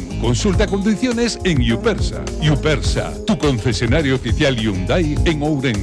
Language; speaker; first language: Spanish; native; Spanish